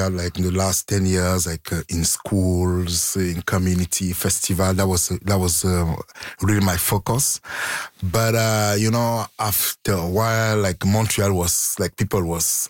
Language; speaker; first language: English; non-native, local second language; French